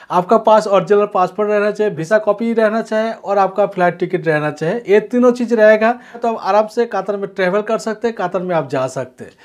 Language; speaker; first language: Hindi; non-native, local second language; Bangla